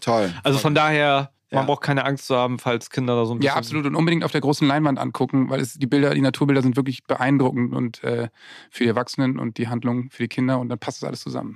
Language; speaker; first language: German; native; German